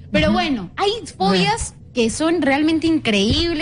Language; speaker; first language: Spanish; native; Spanish